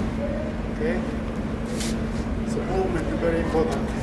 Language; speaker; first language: English; non-native, learner; Spanish